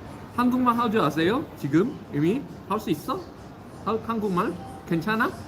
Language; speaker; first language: Korean; non-native, fluent; English